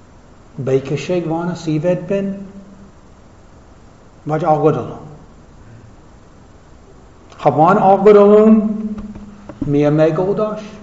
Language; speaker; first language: Hungarian; non-native, fluent; English